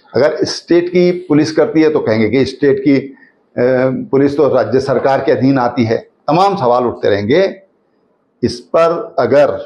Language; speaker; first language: Hindi; native; Hindi